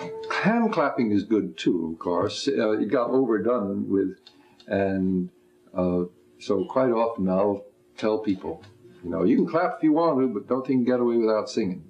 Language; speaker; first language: English; native; English